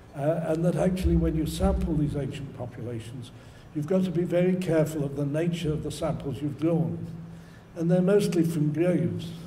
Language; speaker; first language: English; native; English